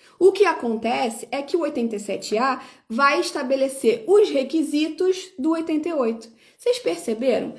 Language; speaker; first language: Portuguese; native; Portuguese